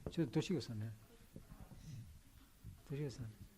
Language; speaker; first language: Japanese; non-native, learner; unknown